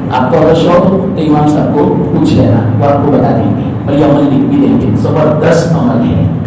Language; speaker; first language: Urdu; non-native, local second language; Gujarati